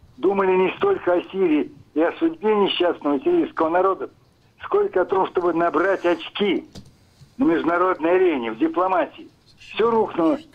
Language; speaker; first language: Russian; native; Russian